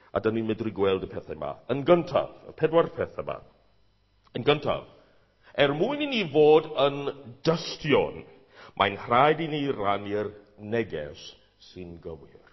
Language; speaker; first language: Welsh; non-native, fluent; English